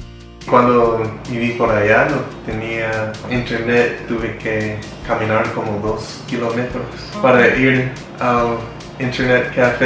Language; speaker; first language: Spanish; non-native, learner; Vietnamese